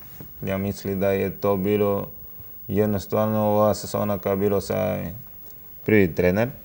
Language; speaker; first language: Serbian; non-native, learner; Spanish